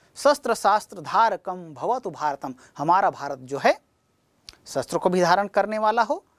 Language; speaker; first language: Hindi; native; Hindi